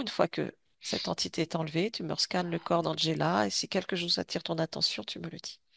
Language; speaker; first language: French; native; French